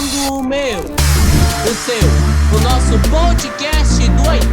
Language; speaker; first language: Portuguese; native; Portuguese